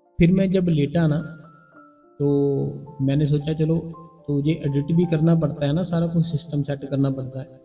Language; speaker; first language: Hindi; non-native, local second language; Punjabi